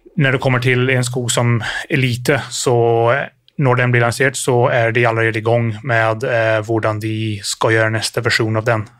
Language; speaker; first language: Swedish; non-native, fluent; English